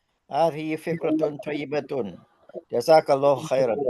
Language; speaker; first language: Arabic; non-native, learner; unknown